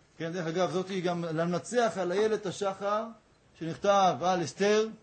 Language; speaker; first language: Hebrew; native; Hebrew